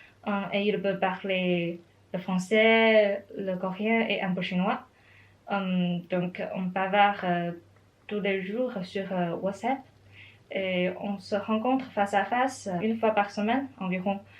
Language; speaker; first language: French; non-native, learner; Chinese